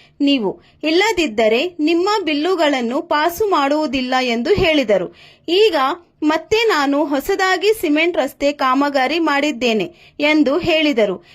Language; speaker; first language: Kannada; native; Kannada